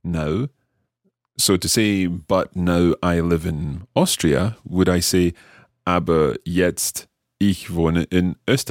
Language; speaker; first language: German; non-native, learner; English